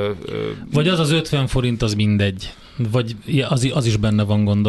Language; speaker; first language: Hungarian; native; Hungarian